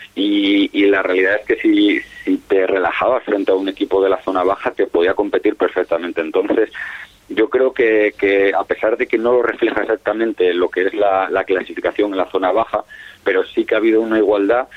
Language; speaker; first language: Spanish; native; Spanish